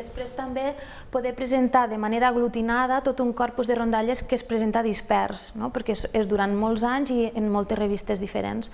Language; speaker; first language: Catalan; native; Catalan